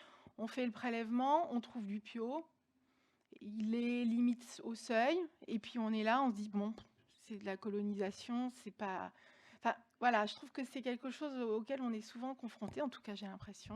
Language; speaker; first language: French; native; French